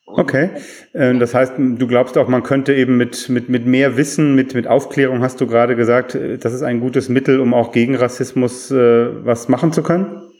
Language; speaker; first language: German; native; German